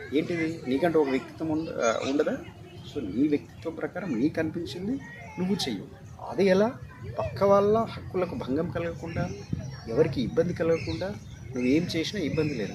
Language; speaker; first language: Telugu; non-native, local second language; Marathi